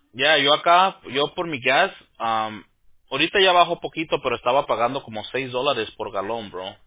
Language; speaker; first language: Spanish; early bilingual, heritage; Spanish